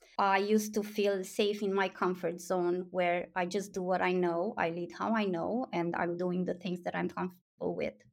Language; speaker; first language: English; non-native, fluent; Romanian